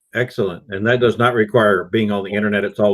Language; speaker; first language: English; native; English